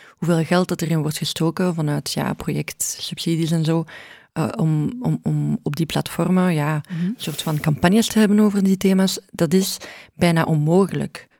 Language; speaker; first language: Dutch; early bilingual, other home language; Arabic